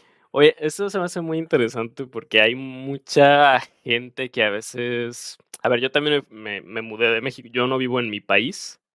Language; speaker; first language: Spanish; native; Spanish